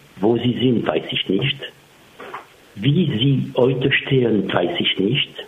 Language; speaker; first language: German; non-native, fluent; French